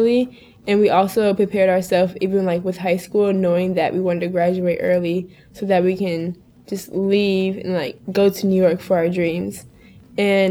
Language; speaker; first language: English; native; English